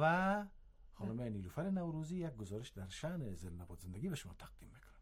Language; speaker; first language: Persian; native; Persian